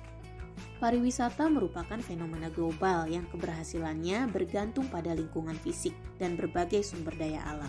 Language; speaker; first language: Indonesian; native; Indonesian